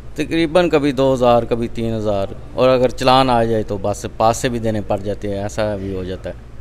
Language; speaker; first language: Urdu; non-native, local second language; Punjabi